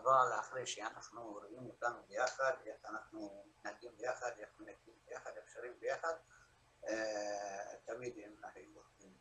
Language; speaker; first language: Hebrew; non-native, local second language; Arabic